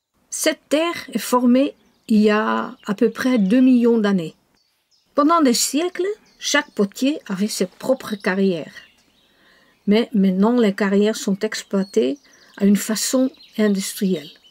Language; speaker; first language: French; non-native, fluent; Dutch